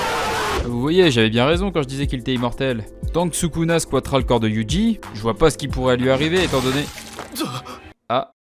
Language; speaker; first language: French; native; French